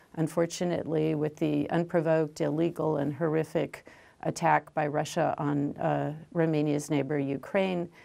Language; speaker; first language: English; native; English